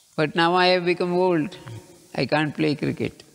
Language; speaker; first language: English; non-native, local second language; Kannada